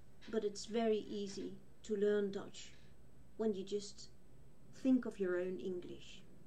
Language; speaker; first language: English; non-native, fluent; Dutch